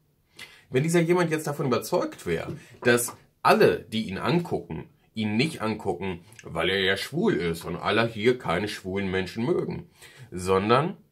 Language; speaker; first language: German; native; German